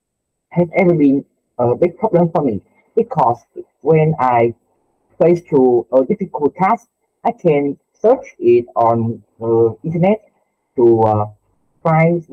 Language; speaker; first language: English; non-native, learner; Vietnamese